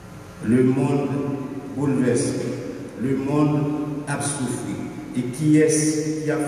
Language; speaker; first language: French; non-native, local second language; Haitian Creole